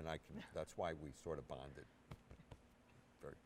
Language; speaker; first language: English; native; English